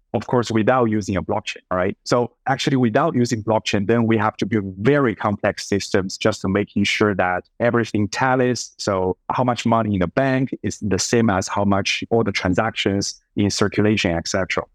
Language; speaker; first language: English; non-native, fluent; Chinese